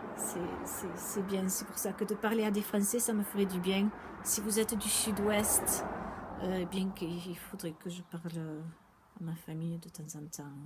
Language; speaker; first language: French; native; French